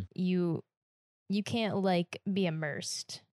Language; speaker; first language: English; native; English